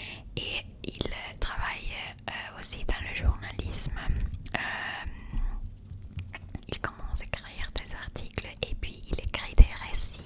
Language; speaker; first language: French; non-native, learner; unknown